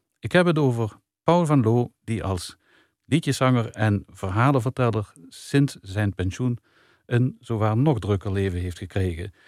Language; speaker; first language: Dutch; native; Dutch